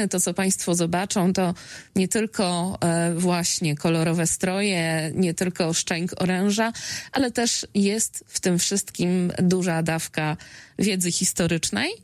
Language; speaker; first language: Polish; native; Polish